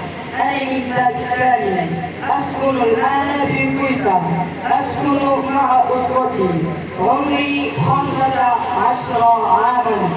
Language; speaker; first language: Arabic; non-native, learner; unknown